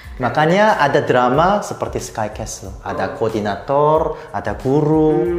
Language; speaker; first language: Indonesian; non-native, fluent; Korean